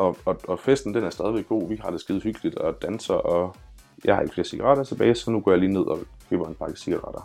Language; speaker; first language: Danish; native; Danish